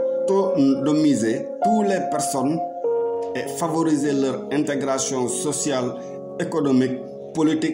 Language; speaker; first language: French; non-native, local second language; Wolof